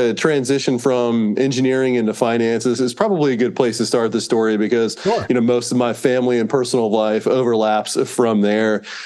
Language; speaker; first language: English; native; English